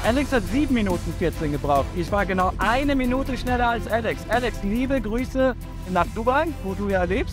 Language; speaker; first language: German; native; German